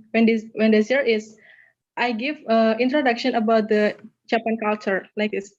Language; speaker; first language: English; non-native, learner; Indonesian